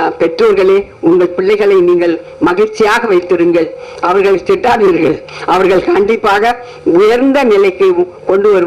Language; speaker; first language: Tamil; native; Tamil